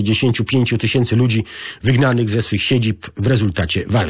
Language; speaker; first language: Polish; native; Polish